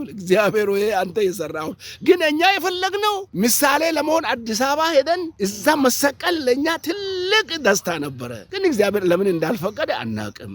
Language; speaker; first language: Amharic; non-native, local second language; Oromo